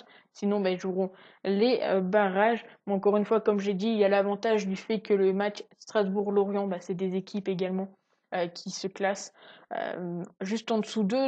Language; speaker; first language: French; native; French